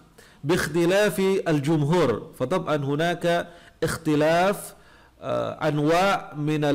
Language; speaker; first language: Arabic; non-native, fluent; Indonesian